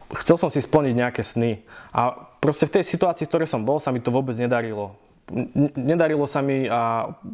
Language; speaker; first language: Slovak; native; Slovak